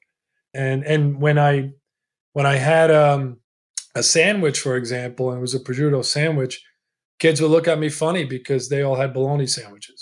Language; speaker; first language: English; early bilingual, other home language; Italian